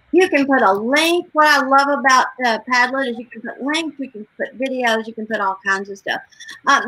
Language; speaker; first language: English; native; English